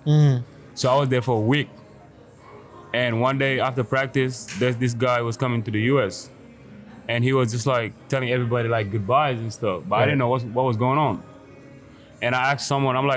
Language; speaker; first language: English; non-native, fluent; Wolof